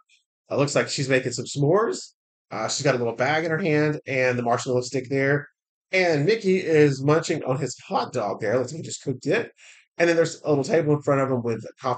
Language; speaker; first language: English; native; English